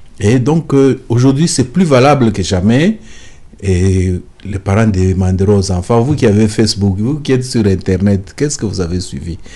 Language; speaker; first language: French; non-native, local second language; Lingala